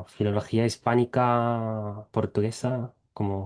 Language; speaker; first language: Spanish; non-native, fluent; English